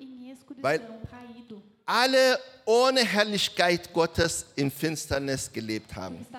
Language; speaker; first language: German; non-native, learner; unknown